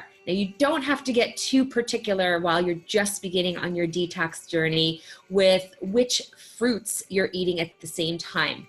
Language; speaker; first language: English; native; English